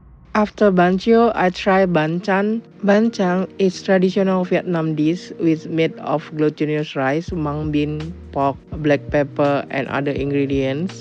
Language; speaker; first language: English; non-native, learner; Indonesian